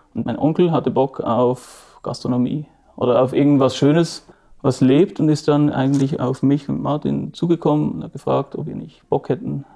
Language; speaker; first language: German; native; German